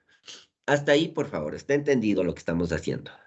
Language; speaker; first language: Spanish; native; Spanish